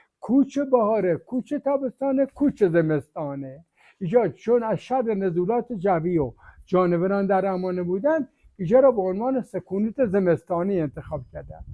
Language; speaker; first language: Persian; native; Persian